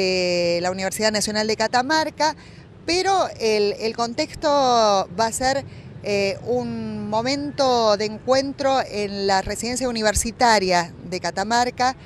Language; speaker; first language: Spanish; native; Spanish